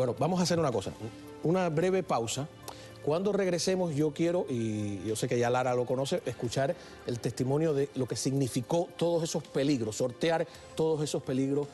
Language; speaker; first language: Spanish; native; Spanish